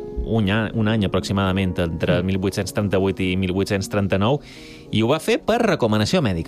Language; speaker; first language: Catalan; native; Catalan